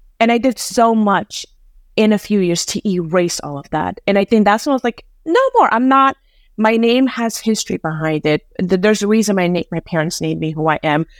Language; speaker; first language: English; early bilingual, other home language; Persian